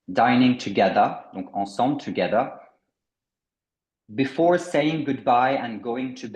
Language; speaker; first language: English; non-native, fluent; French